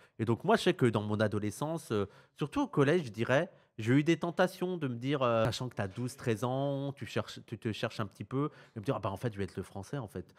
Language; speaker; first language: French; native; French